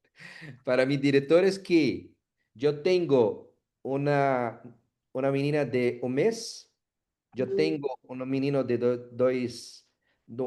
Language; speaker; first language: Spanish; non-native, learner; Portuguese